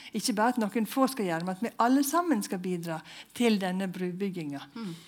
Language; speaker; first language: Norwegian; native; Norwegian